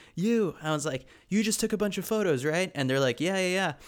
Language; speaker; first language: English; native; English